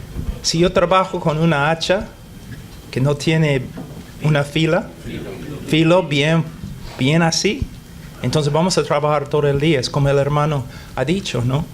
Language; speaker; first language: Spanish; non-native, fluent; English